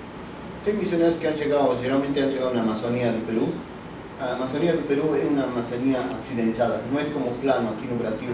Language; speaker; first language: Portuguese; non-native, fluent; Spanish